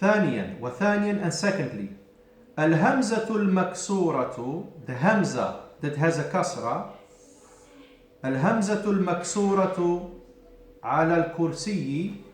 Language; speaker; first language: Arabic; non-native, fluent; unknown